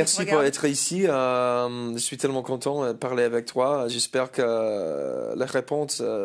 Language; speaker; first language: French; non-native, learner; English